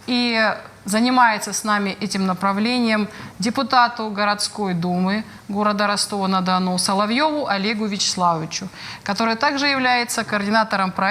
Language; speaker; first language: Russian; native; Russian